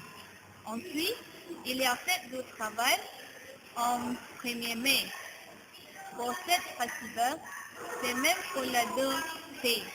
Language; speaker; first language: French; non-native, learner; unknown